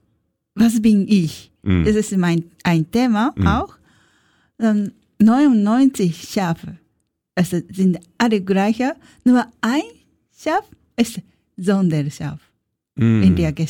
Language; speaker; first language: German; non-native, learner; Japanese